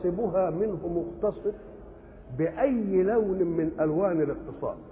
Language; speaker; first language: Arabic; native; Arabic